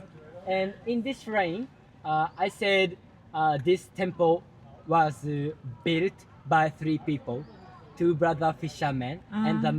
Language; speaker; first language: English; non-native, learner; Japanese